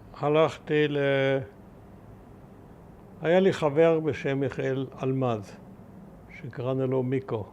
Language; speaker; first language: Hebrew; early bilingual, other home language; German